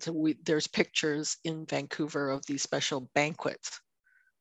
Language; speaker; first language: English; non-native, fluent; Chinese